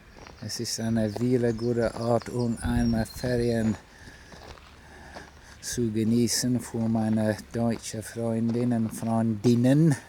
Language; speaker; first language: German; non-native, learner; English